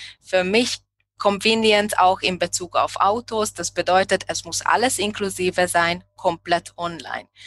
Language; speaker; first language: German; non-native, fluent; Hungarian